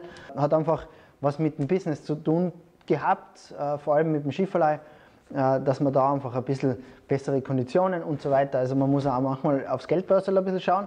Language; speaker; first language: German; native; German